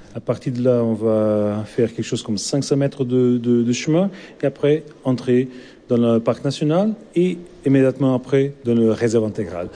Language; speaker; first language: French; non-native, fluent; Portuguese